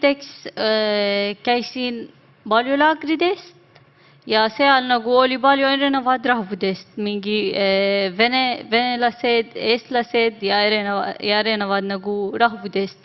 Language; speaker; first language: Estonian; non-native, learner; Arabic